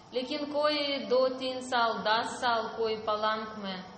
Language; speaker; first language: Hindi; non-native, learner; Russian